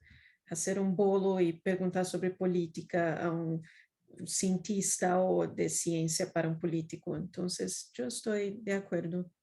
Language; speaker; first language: Spanish; non-native, fluent; Portuguese